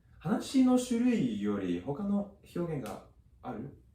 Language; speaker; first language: Japanese; non-native, fluent; English